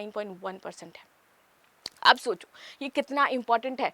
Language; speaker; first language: Hindi; native; Hindi